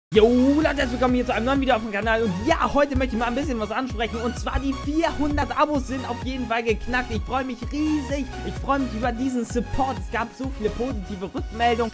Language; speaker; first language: German; native; German